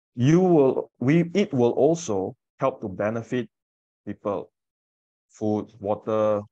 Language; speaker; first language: English; non-native, local second language; Min Nan Chinese